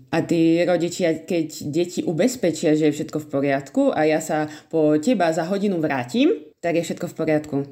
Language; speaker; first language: Slovak; native; Slovak